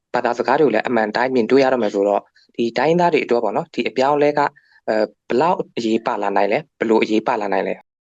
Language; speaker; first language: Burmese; non-native, local second language; Karen languages